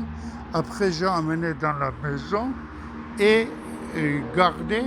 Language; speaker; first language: French; non-native, fluent; Persian